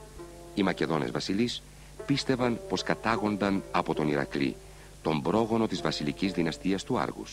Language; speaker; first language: Greek; native; Greek